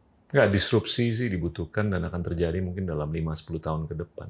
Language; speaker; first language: Indonesian; native; Indonesian